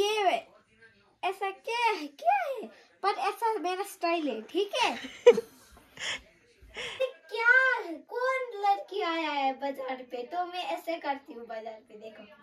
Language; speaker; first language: Hindi; non-native, local second language; Nepali